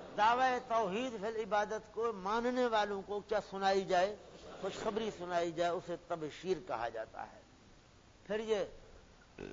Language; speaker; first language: Urdu; non-native, local second language; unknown